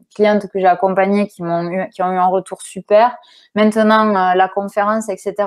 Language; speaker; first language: French; native; French